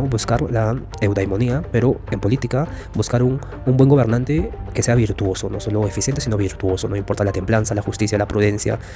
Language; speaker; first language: Spanish; native; Spanish